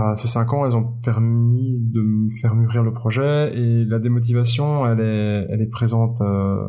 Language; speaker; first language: French; native; French